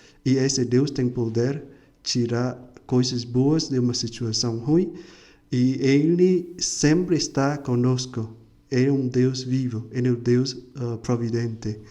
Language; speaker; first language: Portuguese; non-native, fluent; Vietnamese